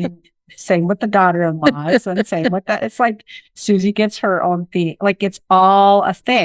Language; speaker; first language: English; native; English